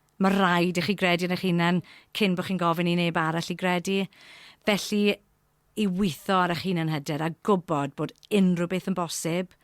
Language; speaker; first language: Welsh; non-native, local second language; English